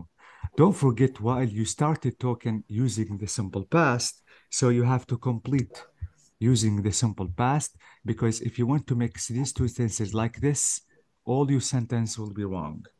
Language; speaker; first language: English; non-native, fluent; Arabic